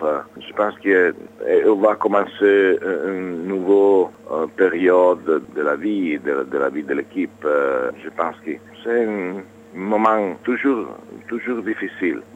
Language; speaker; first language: French; non-native, learner; Italian